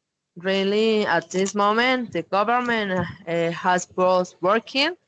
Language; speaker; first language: English; non-native, learner; Spanish